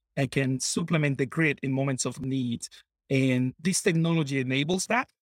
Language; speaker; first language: English; non-native, fluent; Spanish